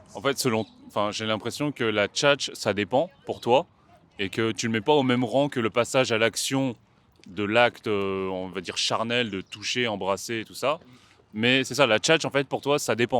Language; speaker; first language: French; native; French